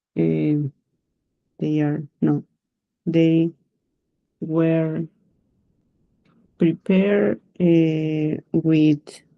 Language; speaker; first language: English; non-native, learner; Spanish